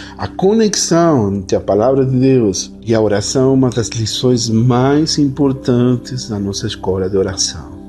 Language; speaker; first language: Portuguese; non-native, fluent; Spanish